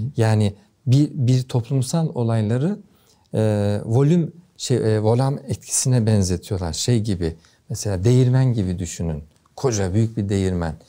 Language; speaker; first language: Turkish; native; Turkish